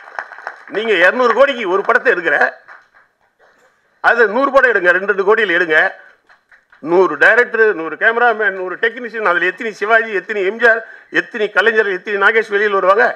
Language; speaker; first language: Tamil; native; Tamil